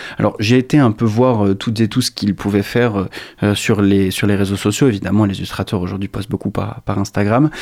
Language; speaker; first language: French; native; French